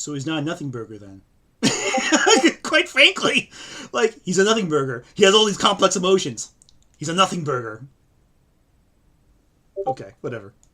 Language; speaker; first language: English; native; English